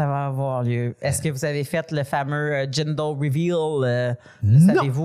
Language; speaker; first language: French; native; French